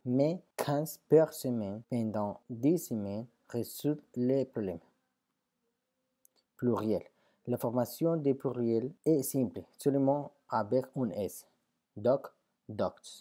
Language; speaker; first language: French; non-native, fluent; Spanish